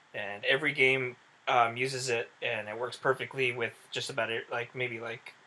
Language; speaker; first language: English; native; English